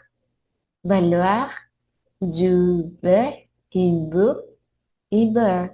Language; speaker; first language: French; non-native, learner; Spanish